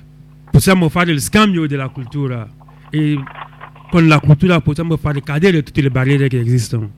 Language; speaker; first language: Italian; non-native, local second language; French